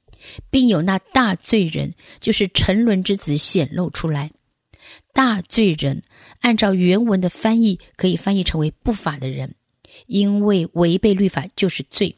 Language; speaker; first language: Chinese; native; Chinese